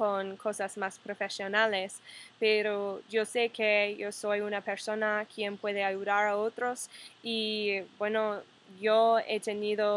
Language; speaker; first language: Spanish; non-native, fluent; English